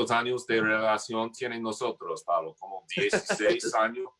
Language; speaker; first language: Spanish; non-native, fluent; English